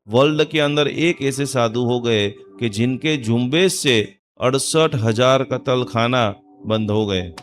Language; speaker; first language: Hindi; non-native, local second language; Gujarati